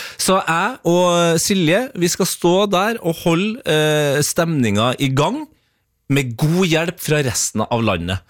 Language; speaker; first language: Norwegian; native; Norwegian